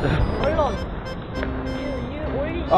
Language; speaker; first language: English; non-native, learner; Korean